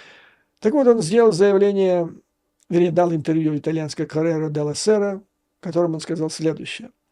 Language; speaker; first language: Russian; native; Russian